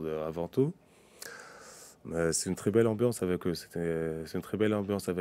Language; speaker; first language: French; non-native, local second language; Arabic